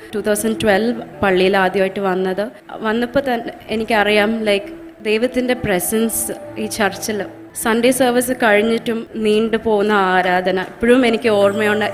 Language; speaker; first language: Malayalam; early bilingual, heritage; Malayalam